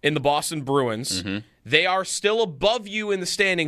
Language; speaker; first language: English; native; English